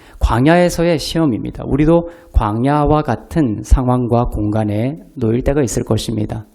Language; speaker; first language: Korean; native; Korean